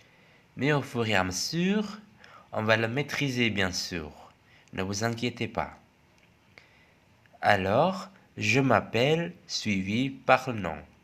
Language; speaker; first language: French; non-native, fluent; Indonesian